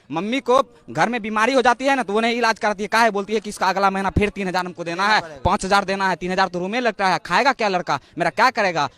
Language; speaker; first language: Hindi; native; Hindi